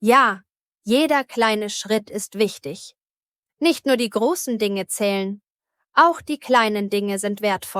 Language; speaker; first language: German; native; German